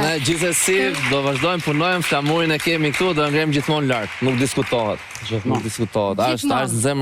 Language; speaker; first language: Albanian; native; Albanian